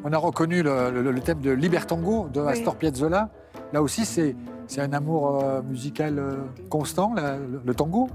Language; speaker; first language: French; native; French